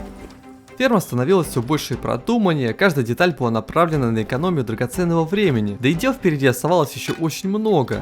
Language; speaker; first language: Russian; native; Russian